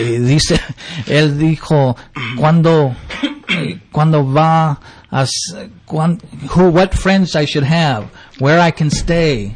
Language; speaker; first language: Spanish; early bilingual, heritage; English